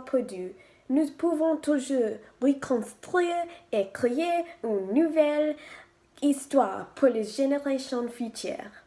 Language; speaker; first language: French; non-native, fluent; English